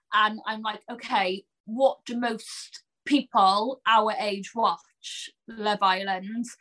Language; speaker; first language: English; native; English